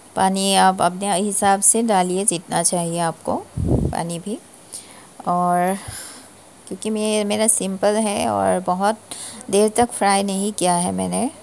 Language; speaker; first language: Hindi; non-native, local second language; Assamese